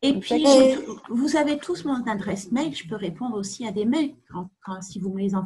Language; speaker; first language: French; native; French